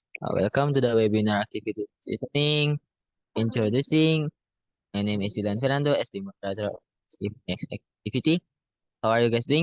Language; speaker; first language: English; non-native, learner; Indonesian